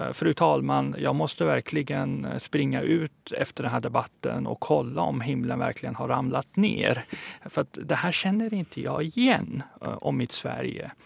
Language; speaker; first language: Swedish; early bilingual, other home language; Persian